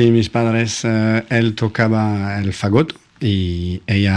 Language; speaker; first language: Spanish; non-native, fluent; French